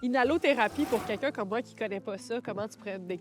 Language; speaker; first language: French; native; French